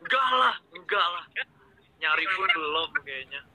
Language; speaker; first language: Indonesian; native; Indonesian